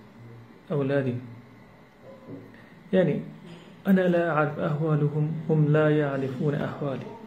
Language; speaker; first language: Arabic; non-native, learner; Uyghur